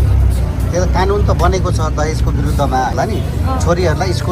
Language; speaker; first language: Nepali; native; Nepali